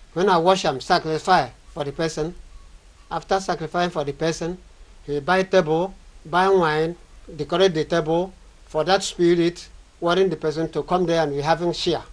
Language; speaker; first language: English; non-native, local second language; Igbo